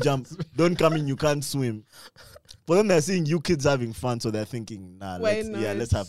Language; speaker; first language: English; non-native, local second language; Ganda